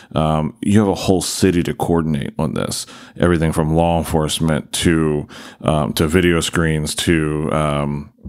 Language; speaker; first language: English; native; English